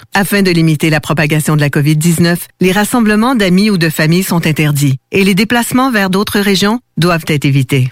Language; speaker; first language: French; native; French